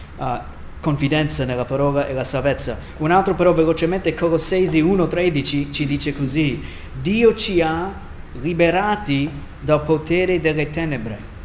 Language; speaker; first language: Italian; non-native, fluent; English